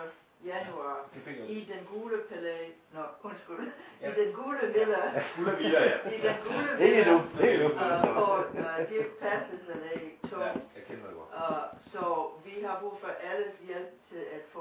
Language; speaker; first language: Danish; non-native, fluent; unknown